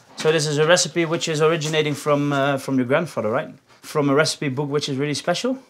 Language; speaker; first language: English; non-native, fluent; Dutch